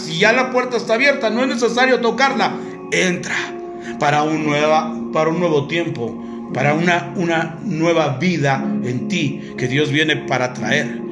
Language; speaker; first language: Spanish; native; Spanish